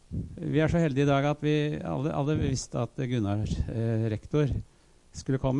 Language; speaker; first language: Norwegian; native; Norwegian